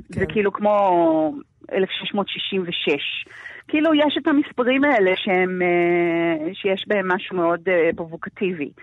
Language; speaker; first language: Hebrew; native; Hebrew